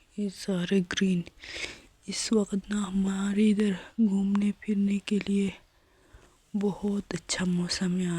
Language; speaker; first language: Urdu; non-native, local second language; Shina